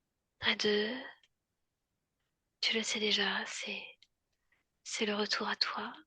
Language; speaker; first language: French; native; French